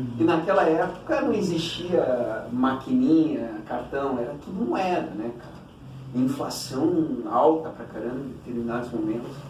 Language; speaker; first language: Portuguese; early bilingual, other home language; Cantonese